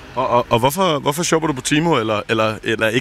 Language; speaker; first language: Danish; native; Danish